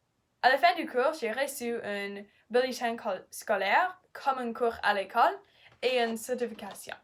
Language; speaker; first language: French; non-native, learner; English